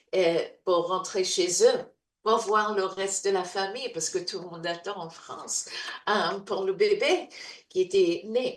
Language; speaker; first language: French; non-native, learner; English